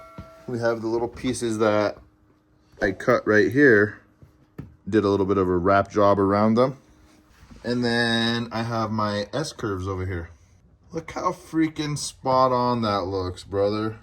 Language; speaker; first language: English; native; English